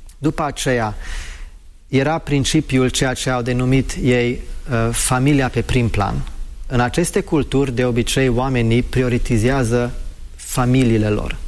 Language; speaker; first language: Romanian; early bilingual, heritage; Romanian